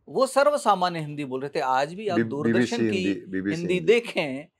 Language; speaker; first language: Hindi; native; Hindi